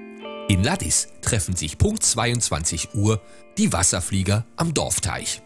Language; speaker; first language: German; native; German